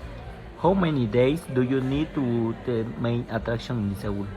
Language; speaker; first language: English; non-native, learner; Spanish